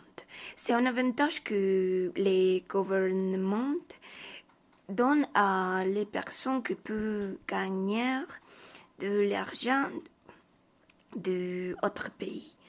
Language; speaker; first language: French; non-native, learner; Spanish